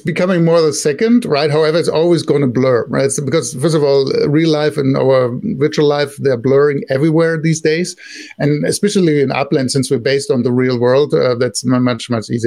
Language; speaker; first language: English; non-native, fluent; German